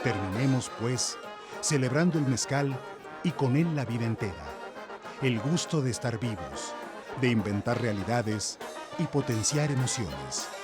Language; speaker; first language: Spanish; native; Spanish